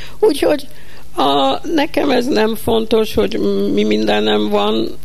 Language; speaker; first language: Hungarian; early bilingual, heritage; Hungarian